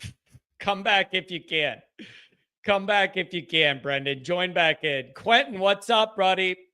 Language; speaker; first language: English; native; English